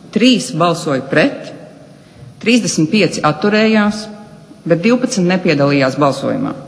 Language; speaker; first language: Latvian; native; Latvian